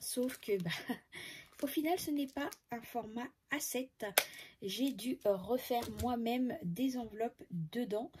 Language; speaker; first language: French; native; French